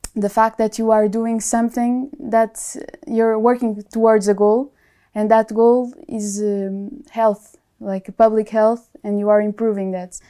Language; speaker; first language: English; non-native, fluent; Portuguese